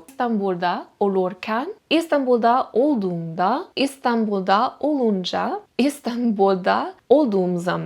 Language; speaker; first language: Turkish; non-native, learner; English